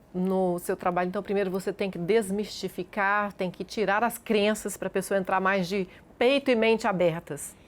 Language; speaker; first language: Portuguese; native; Portuguese